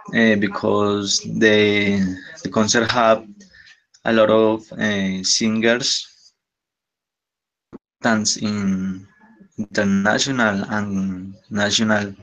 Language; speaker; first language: English; non-native, learner; Spanish